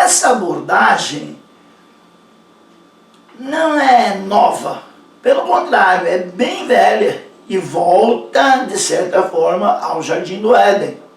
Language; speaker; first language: Portuguese; native; Portuguese